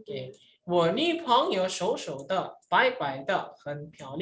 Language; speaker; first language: Chinese; non-native, fluent; Indonesian